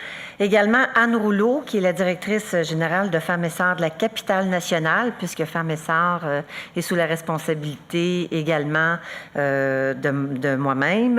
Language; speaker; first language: French; native; French